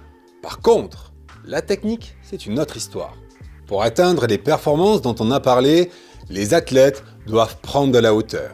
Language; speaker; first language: French; native; French